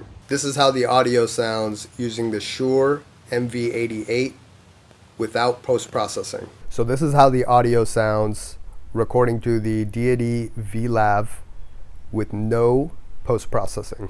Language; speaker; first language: English; native; English